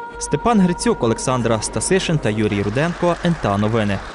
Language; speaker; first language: Ukrainian; native; Ukrainian